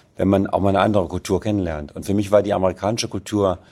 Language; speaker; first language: German; native; German